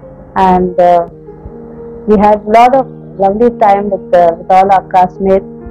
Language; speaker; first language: English; native; English